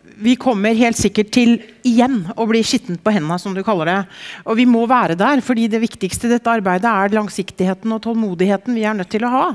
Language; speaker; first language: Norwegian; native; Norwegian